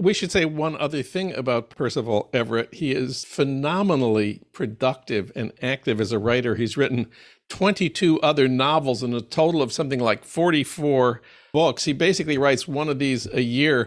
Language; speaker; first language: English; native; English